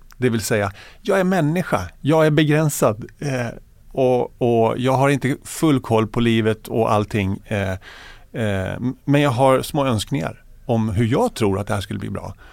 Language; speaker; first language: Swedish; native; Swedish